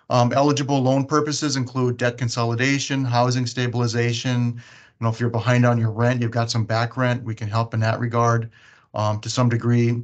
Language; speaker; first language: English; native; English